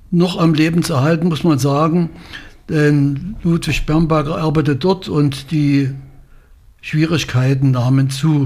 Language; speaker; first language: German; native; German